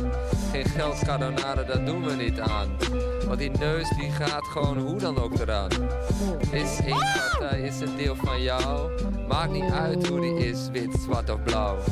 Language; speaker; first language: Dutch; native; Dutch